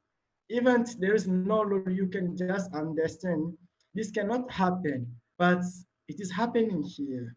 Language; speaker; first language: English; non-native, learner; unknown